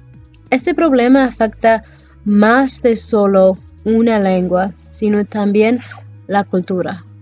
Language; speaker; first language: Spanish; non-native, learner; English